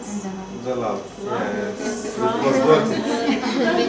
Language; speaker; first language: English; non-native, learner; Arabic